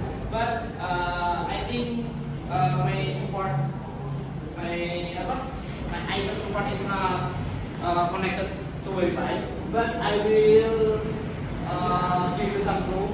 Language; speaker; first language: English; non-native, learner; Indonesian